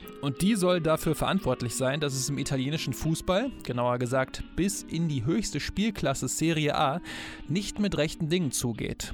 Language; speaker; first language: German; native; German